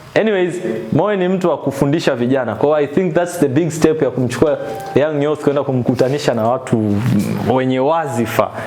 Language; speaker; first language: Swahili; native; Swahili